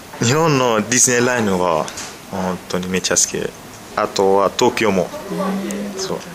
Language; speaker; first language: Japanese; non-native, learner; Bambara